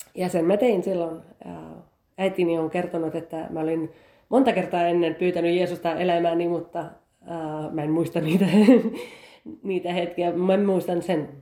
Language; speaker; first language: Finnish; early bilingual, heritage; Finnish